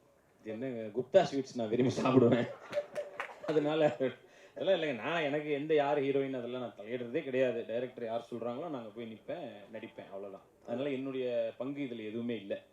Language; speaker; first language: Tamil; native; Tamil